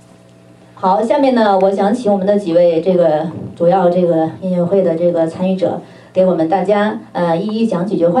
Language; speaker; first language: Chinese; native; Chinese